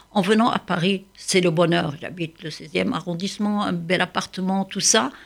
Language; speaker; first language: French; non-native, local second language; Arabic